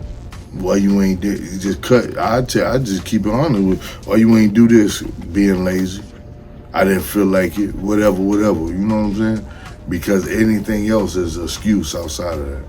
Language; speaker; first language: English; native; English